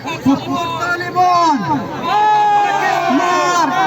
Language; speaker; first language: French; non-native, fluent; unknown